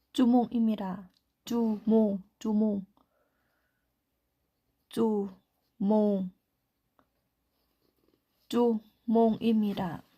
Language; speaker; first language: Korean; non-native, learner; Thai